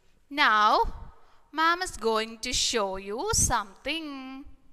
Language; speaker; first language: English; non-native, local second language; Malayalam